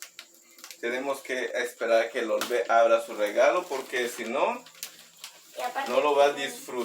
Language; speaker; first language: Spanish; native; Spanish